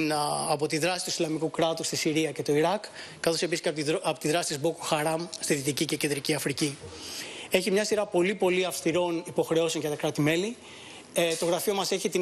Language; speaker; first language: Greek; native; Greek